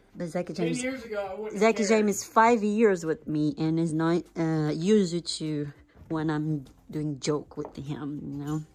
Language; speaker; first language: English; non-native, fluent; Portuguese